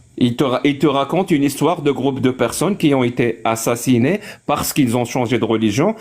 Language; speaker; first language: French; non-native, local second language; Arabic